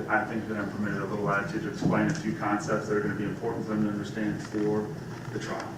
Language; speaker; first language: English; native; English